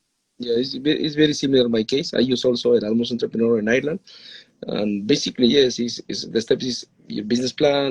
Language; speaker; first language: English; non-native, learner; Spanish